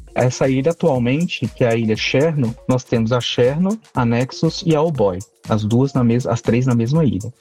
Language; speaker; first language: Portuguese; native; Portuguese